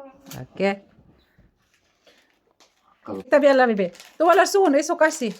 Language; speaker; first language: Finnish; non-native, learner; Filipino